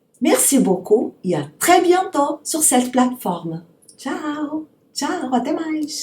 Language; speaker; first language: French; non-native, fluent; Portuguese